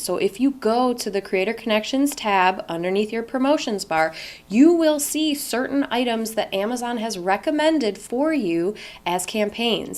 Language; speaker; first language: English; native; English